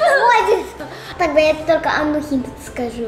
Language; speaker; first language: Russian; early bilingual, heritage; Russian